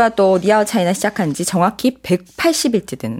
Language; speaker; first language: Korean; native; Korean